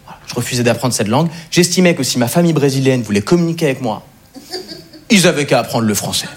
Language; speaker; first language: French; native; French